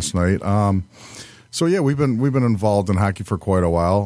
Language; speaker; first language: English; native; English